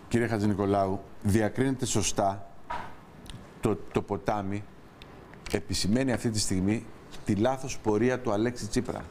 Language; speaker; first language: Greek; native; Greek